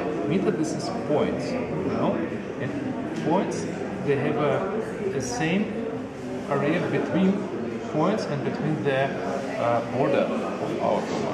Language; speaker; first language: English; non-native, learner; German